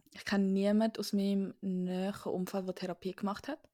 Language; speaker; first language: Swiss German; early bilingual, other home language; Sinhala